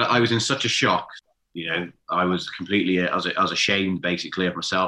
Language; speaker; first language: English; native; English